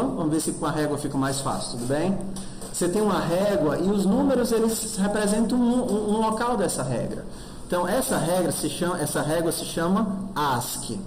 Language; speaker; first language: Portuguese; native; Portuguese